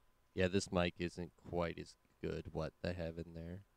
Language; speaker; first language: English; native; English